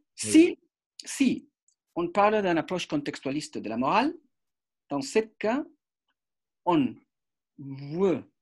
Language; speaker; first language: French; non-native, fluent; Spanish